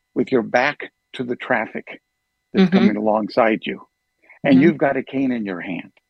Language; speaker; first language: English; native; English